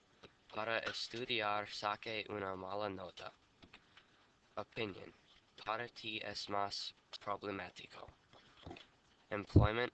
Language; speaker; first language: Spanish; non-native, learner; English